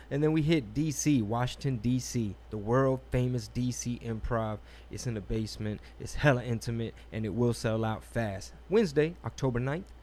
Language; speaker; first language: English; early bilingual, other home language; Spanish